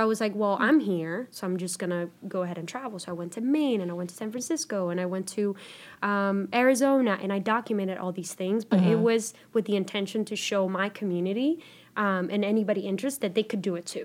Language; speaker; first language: English; non-native, fluent; Spanish